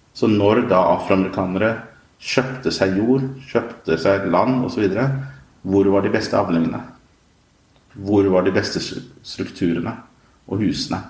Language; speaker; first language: Norwegian; native; Norwegian